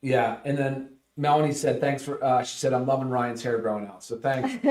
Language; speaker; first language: English; native; English